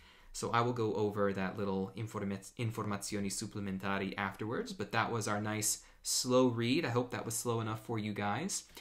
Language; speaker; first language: English; native; English